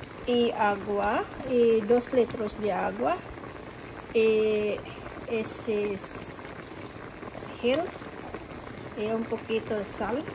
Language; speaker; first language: Spanish; non-native, learner; Filipino